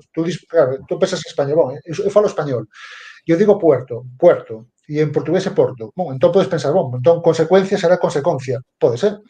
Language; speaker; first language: Galician; non-native, local second language; Spanish